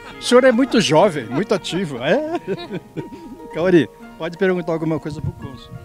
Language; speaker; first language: Portuguese; native; Portuguese